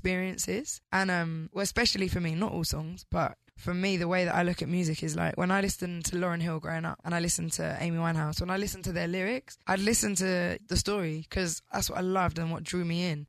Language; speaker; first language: English; native; English